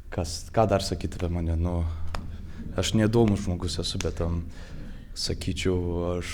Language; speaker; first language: Lithuanian; early bilingual, heritage; Lithuanian